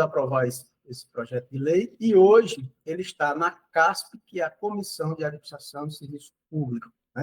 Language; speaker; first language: Portuguese; native; Portuguese